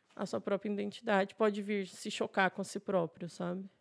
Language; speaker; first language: Portuguese; native; Portuguese